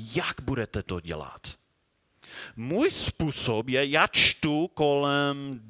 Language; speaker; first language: Czech; non-native, learner; English